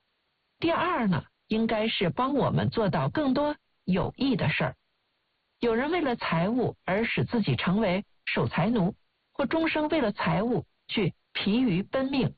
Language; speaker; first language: Chinese; native; Chinese